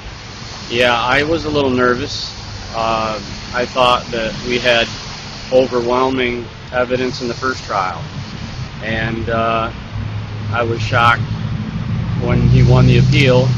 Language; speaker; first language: English; native; English